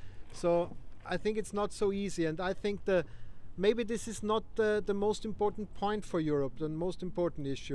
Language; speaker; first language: English; non-native, fluent; German